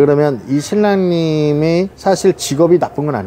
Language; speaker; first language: Korean; native; Korean